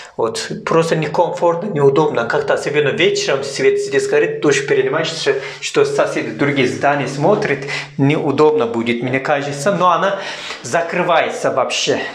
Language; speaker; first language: Russian; non-native, learner; Turkish